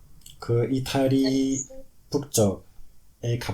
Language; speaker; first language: Korean; non-native, learner; French